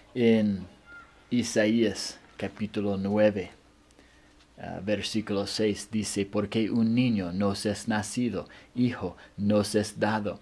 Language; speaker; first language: Spanish; non-native, fluent; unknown